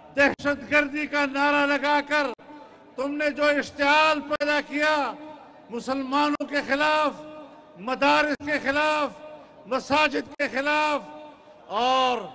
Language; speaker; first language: Urdu; non-native, local second language; Pashto